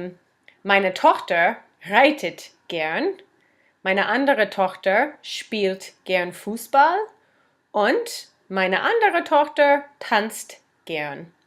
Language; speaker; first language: German; non-native, fluent; English